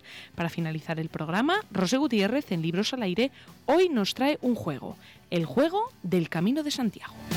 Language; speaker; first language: Spanish; native; Spanish